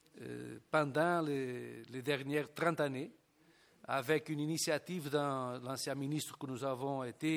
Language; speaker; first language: French; non-native, fluent; Portuguese